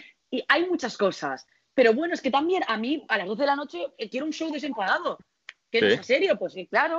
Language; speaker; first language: Spanish; native; Spanish